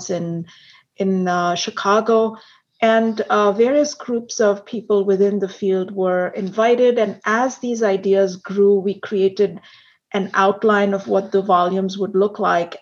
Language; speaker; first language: English; non-native, local second language; Hindi